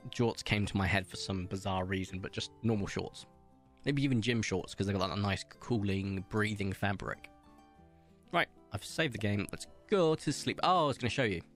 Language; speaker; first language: English; native; English